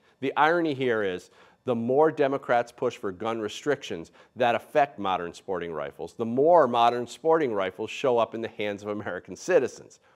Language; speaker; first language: English; native; English